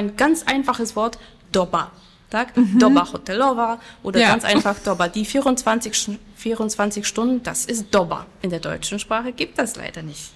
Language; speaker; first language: German; non-native, fluent; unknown